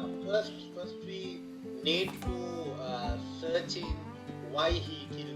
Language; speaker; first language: English; non-native, learner; Sinhala